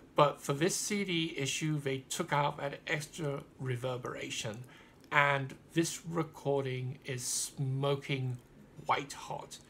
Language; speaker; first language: English; native; English